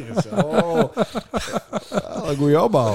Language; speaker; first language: Dutch; native; Dutch